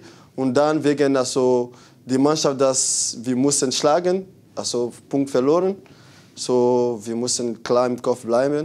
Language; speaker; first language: German; non-native, fluent; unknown